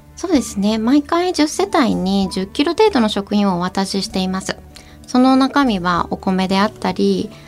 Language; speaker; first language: Japanese; native; Japanese